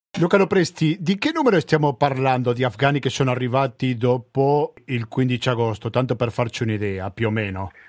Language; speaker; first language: Italian; native; Italian